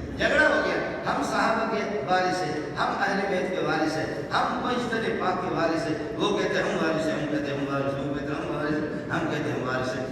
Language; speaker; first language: Urdu; non-native, local second language; Baluchi